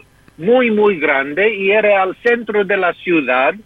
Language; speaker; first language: Spanish; non-native, fluent; English